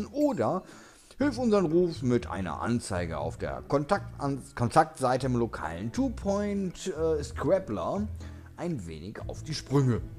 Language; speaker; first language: German; native; German